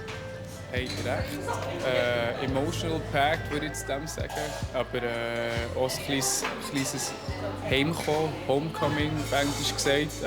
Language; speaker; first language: German; early bilingual, other home language; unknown